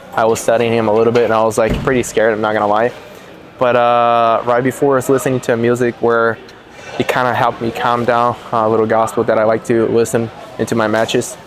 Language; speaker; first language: English; non-native, fluent; Portuguese